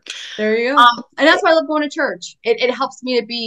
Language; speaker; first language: English; native; English